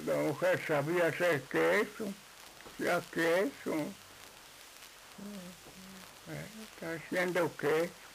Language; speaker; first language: Spanish; non-native, local second language; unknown